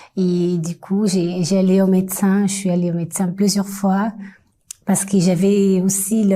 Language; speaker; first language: French; non-native, fluent; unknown